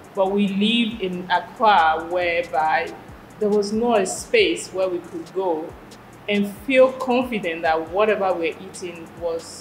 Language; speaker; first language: English; non-native, fluent; French